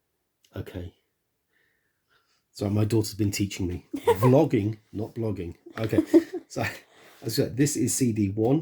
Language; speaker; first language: English; native; English